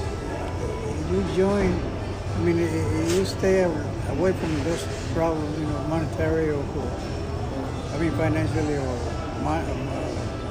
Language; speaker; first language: English; non-native, fluent; Spanish